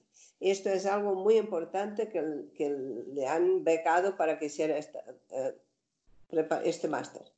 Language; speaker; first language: Spanish; native; Spanish